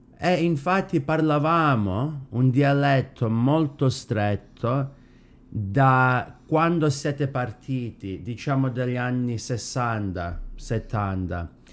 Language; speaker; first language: Italian; early bilingual, heritage; Italian